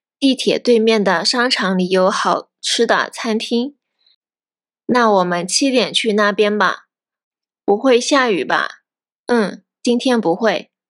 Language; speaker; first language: Chinese; native; Chinese